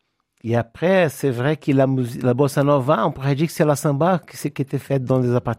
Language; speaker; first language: French; non-native, fluent; Portuguese